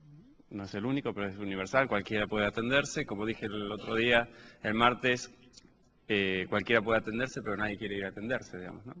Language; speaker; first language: Spanish; native; Spanish